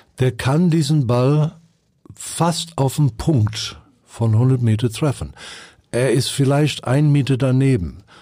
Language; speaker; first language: German; non-native, fluent; English